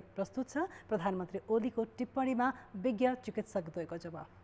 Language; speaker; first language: Nepali; native; Nepali